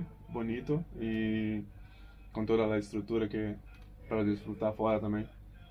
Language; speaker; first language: Spanish; non-native, learner; Portuguese